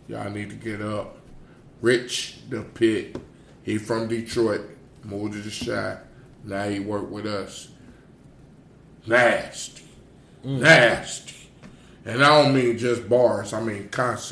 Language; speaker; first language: English; native; English